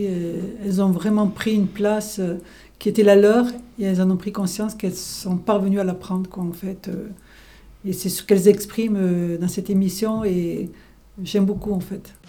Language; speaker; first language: French; native; French